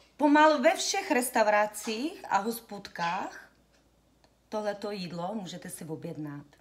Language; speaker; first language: Czech; early bilingual, heritage; Russian